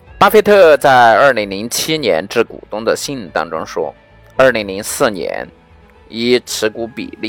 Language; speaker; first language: Chinese; native; Chinese